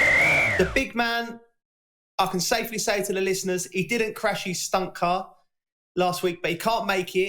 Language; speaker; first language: English; native; English